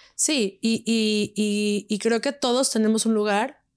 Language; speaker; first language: Spanish; native; Spanish